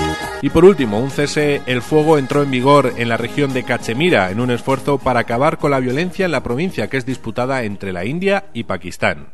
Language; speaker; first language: Spanish; native; Spanish